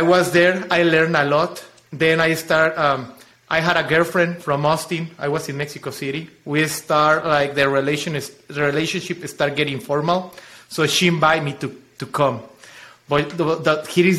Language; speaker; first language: English; non-native, fluent; Spanish